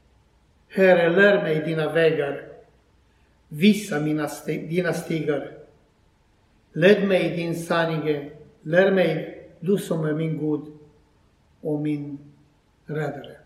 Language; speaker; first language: Swedish; non-native, learner; Croatian